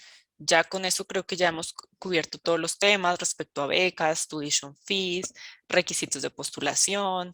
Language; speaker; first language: Spanish; native; Spanish